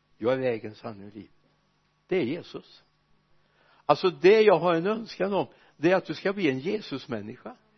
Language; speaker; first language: Swedish; native; Swedish